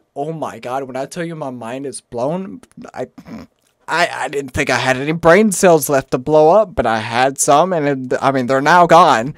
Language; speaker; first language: English; native; English